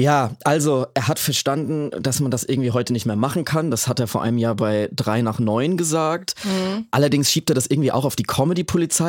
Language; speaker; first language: German; native; German